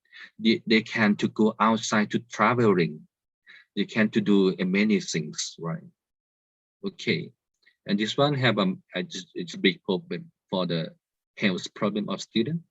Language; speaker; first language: English; non-native, learner; Thai